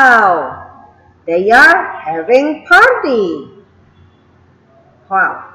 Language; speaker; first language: English; non-native, fluent; Indonesian